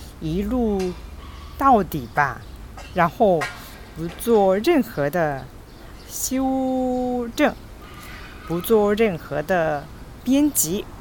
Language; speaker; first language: Chinese; non-native, fluent; Japanese